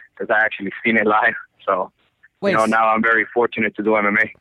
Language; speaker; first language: English; non-native, fluent; Spanish